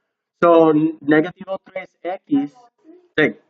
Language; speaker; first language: Spanish; non-native, learner; English